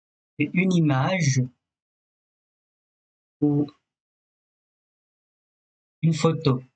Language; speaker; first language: French; non-native, fluent; Thai